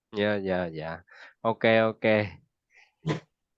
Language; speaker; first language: English; non-native, fluent; Vietnamese